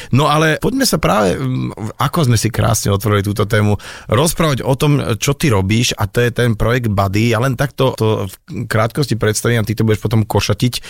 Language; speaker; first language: Slovak; native; Slovak